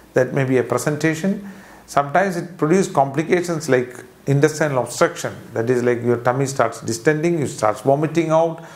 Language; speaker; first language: English; non-native, local second language; Malayalam